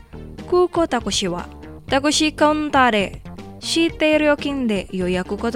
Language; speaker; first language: Japanese; non-native, fluent; Indonesian